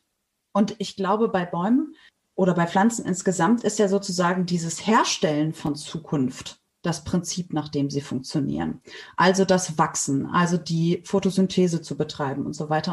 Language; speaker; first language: German; native; German